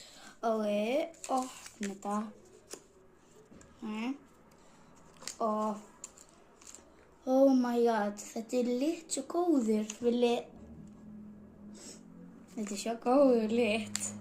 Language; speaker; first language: Icelandic; non-native, learner; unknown